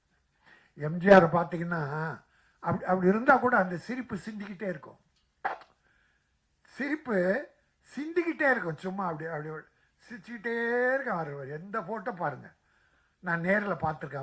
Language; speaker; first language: Tamil; native; Tamil